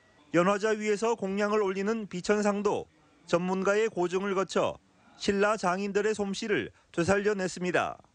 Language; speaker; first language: Korean; native; Korean